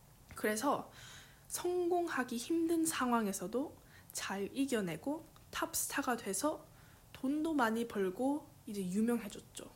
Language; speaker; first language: Korean; early bilingual, heritage; English